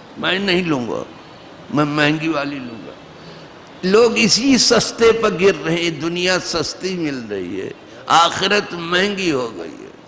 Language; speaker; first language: Urdu; native; Urdu